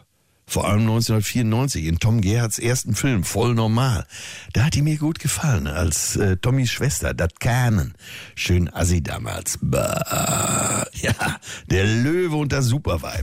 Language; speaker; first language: German; native; German